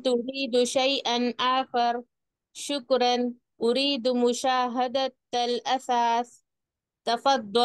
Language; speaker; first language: Arabic; non-native, learner; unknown